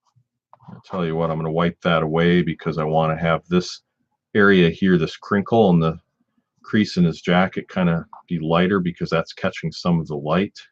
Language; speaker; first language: English; native; English